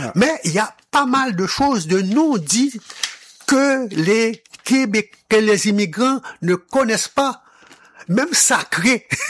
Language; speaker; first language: French; non-native, local second language; Haitian Creole